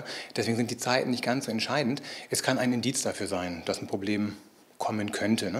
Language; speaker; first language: German; native; German